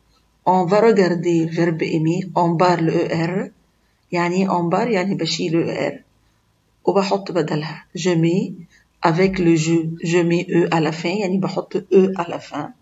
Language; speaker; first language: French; non-native, fluent; Arabic